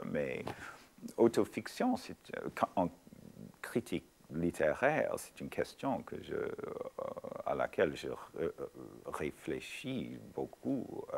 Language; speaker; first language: French; non-native, fluent; English